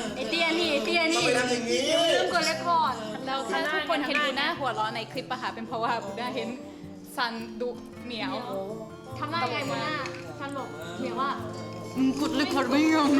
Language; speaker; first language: Thai; non-native, fluent; Portuguese